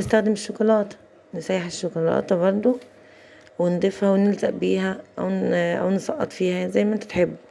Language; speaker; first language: Arabic; native; Arabic